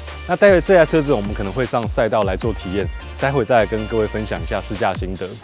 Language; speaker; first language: Chinese; native; Chinese